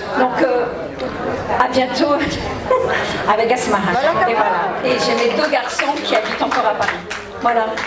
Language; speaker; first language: French; early bilingual, heritage; French